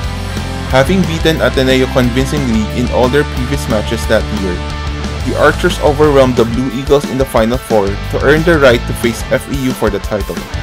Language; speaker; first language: English; non-native, local second language; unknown